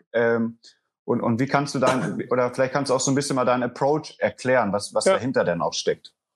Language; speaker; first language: German; native; German